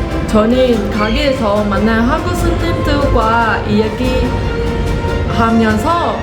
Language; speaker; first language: Korean; non-native, learner; Vietnamese